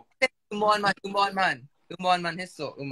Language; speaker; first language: Korean; non-native, fluent; Thai